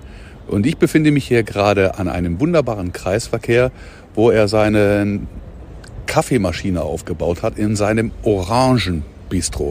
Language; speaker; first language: German; native; German